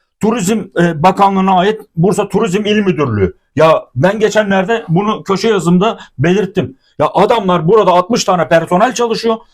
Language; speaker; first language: Turkish; native; Turkish